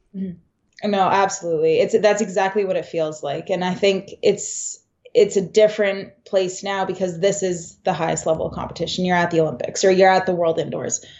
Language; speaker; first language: English; native; English